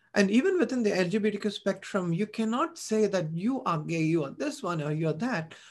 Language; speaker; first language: English; non-native, local second language; Tamil